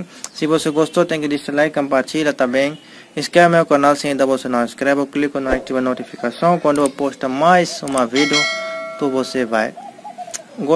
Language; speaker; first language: Portuguese; non-native, learner; Hindi